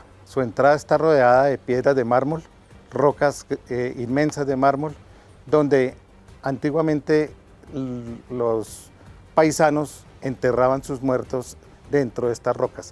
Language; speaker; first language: Spanish; native; Spanish